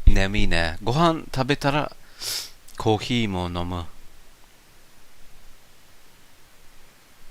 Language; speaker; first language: Japanese; non-native, learner; German